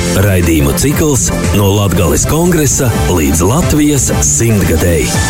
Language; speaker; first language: Latvian; native; Latvian